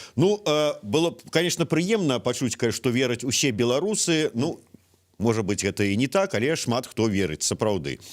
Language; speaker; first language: Belarusian; native; Belarusian